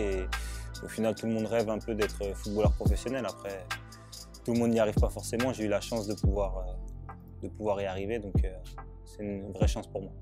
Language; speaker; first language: French; native; French